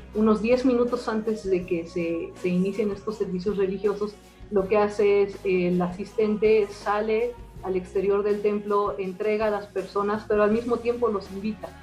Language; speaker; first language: Spanish; native; Spanish